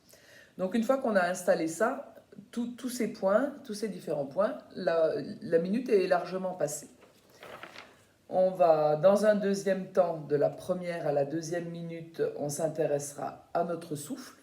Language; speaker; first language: French; native; French